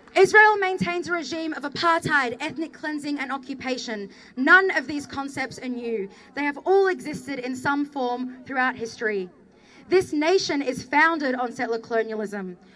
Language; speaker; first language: English; early bilingual, other home language; Arabic